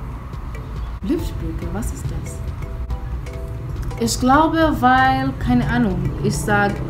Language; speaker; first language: German; non-native, fluent; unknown